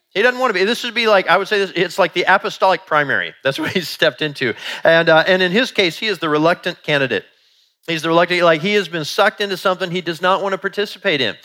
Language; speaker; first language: English; native; English